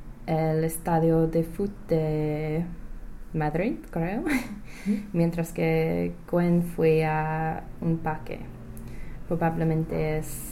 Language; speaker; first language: Spanish; non-native, learner; English